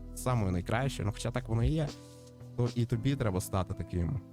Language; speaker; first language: Ukrainian; non-native, local second language; Russian